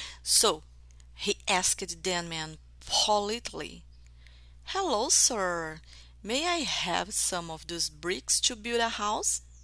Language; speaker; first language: English; non-native, fluent; Portuguese